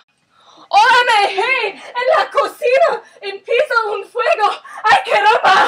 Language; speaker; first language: Spanish; non-native, learner; English